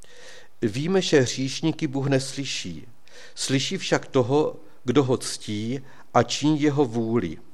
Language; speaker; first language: Czech; native; Czech